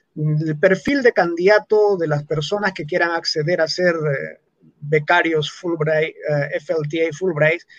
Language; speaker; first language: Spanish; non-native, local second language; Quechua